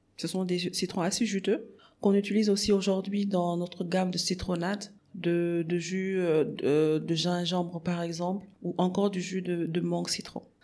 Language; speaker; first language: French; non-native, local second language; Wolof